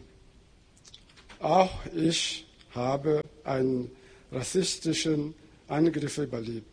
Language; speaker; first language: German; non-native, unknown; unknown